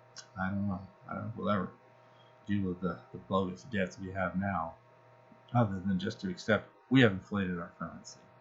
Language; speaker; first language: English; native; English